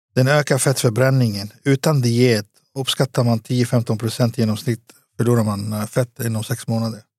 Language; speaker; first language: Swedish; early bilingual, other home language; Arabic